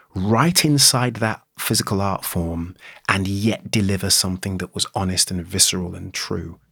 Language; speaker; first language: English; native; English